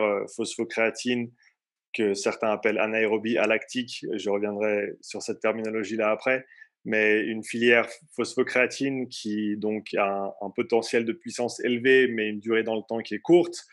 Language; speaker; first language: French; native; French